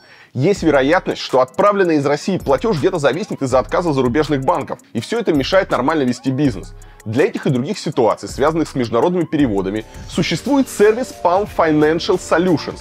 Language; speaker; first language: Russian; native; Russian